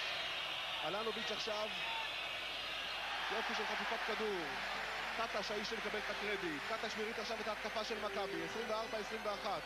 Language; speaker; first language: Hebrew; native; Hebrew